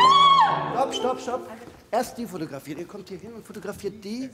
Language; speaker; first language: German; native; German